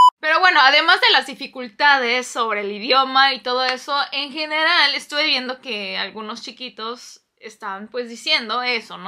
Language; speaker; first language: Spanish; non-native, fluent; Korean